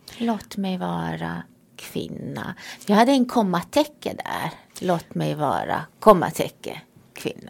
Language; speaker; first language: Swedish; non-native, fluent; Romanian